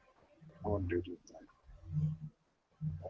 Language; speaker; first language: English; non-native, learner; Russian